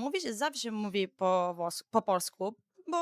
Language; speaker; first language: Polish; non-native, learner; Italian